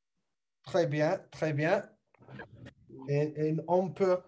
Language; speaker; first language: French; non-native, learner; English